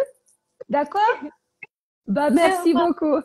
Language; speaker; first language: French; non-native, fluent; Ukrainian